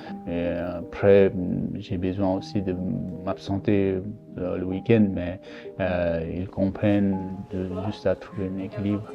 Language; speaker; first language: French; non-native, fluent; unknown